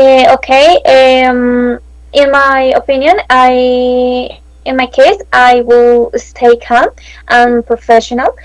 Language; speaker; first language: English; non-native, learner; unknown